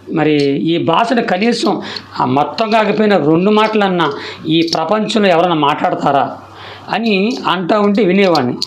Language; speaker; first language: Telugu; non-native, local second language; Koya